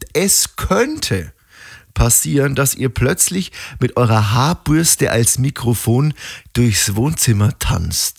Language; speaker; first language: German; native; German